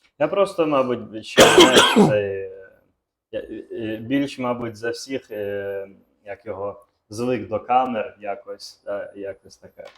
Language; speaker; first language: Ukrainian; non-native, local second language; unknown